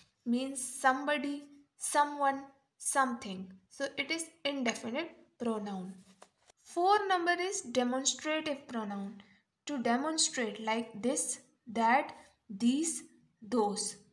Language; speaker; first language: English; non-native, local second language; Urdu